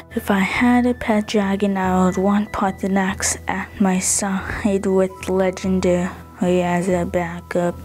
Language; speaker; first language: English; native; English